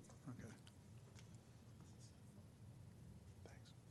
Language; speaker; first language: English; native; English